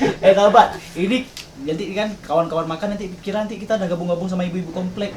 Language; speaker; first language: Indonesian; native; Indonesian